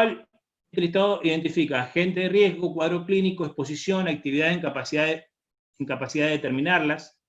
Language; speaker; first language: Spanish; native; Spanish